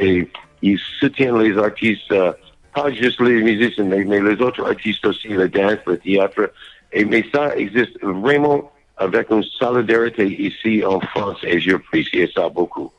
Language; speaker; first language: French; non-native, learner; English